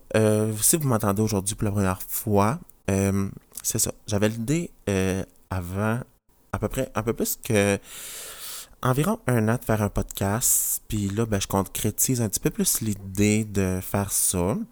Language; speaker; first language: French; native; French